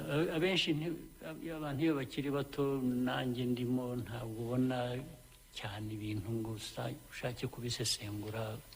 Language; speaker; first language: Kinyarwanda; early bilingual, heritage; Kinyarwanda